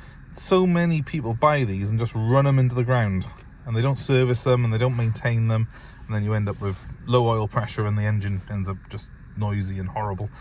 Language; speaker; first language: English; native; English